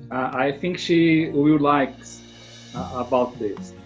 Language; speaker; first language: English; non-native, learner; Portuguese